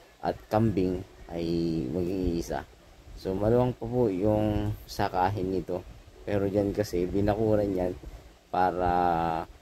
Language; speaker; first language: Filipino; non-native, local second language; Iloko